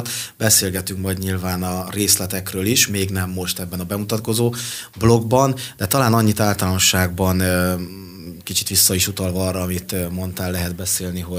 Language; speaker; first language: Hungarian; native; Hungarian